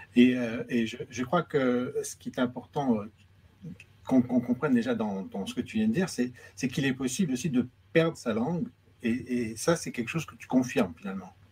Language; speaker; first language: French; native; French